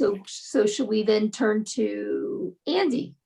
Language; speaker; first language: English; native; English